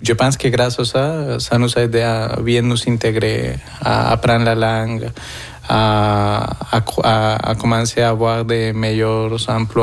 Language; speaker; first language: French; non-native, fluent; Spanish